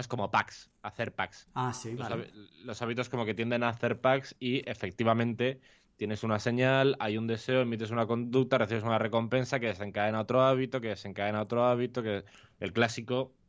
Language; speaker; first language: Spanish; native; Spanish